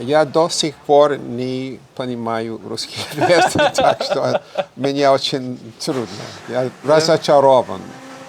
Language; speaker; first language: Russian; non-native, fluent; English